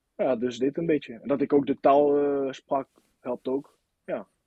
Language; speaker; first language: Dutch; non-native, fluent; French